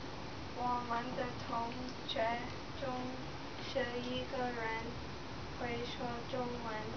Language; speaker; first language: Chinese; non-native, learner; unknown